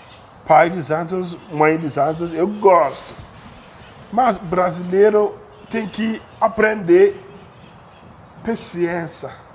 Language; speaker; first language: Portuguese; non-native, learner; Yoruba